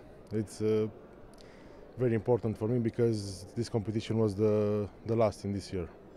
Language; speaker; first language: English; non-native, learner; Romanian